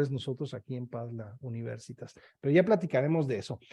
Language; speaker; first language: Spanish; native; Spanish